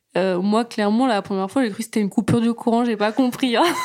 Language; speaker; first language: French; native; French